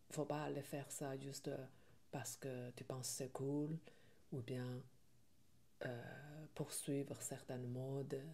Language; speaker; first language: French; non-native, learner; Chinese